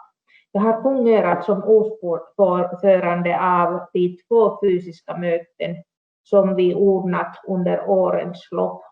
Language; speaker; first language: Swedish; non-native, local second language; Finnish